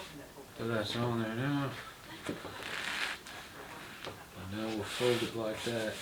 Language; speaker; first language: English; native; English